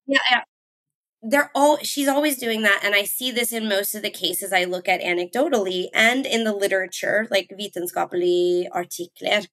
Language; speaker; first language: English; native; English